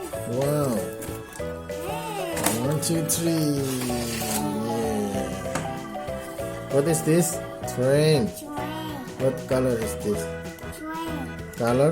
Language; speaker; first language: English; non-native, learner; Indonesian